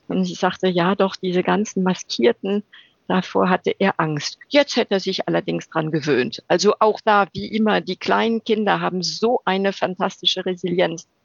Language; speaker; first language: German; native; German